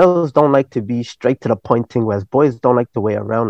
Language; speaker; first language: English; native; English